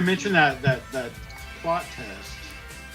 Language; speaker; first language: English; native; English